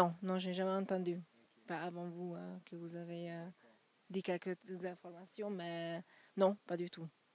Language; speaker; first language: French; non-native, fluent; Hungarian